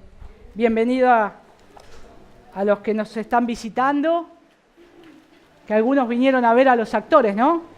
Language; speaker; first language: Spanish; native; Spanish